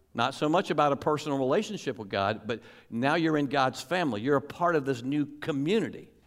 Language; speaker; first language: English; native; English